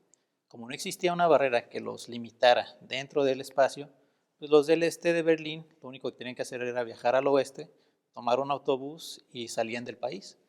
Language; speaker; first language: Spanish; native; Spanish